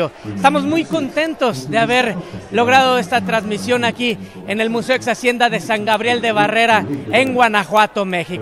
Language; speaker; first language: Spanish; native; Spanish